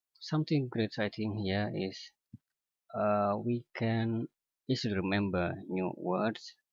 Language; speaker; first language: English; non-native, learner; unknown